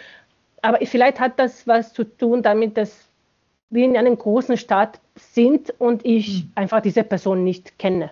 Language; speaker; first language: German; non-native, fluent; Bosnian